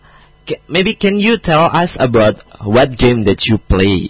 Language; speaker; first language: English; non-native, fluent; Indonesian